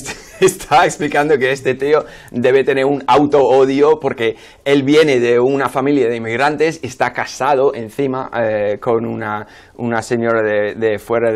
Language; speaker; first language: Spanish; non-native, fluent; English